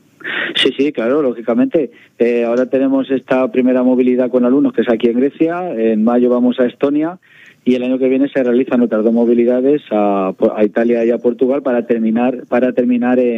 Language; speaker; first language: Spanish; native; Spanish